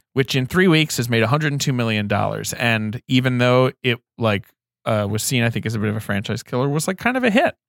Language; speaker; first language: English; native; English